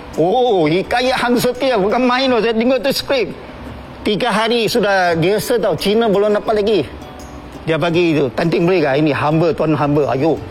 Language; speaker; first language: Malay; non-native, local second language; Chinese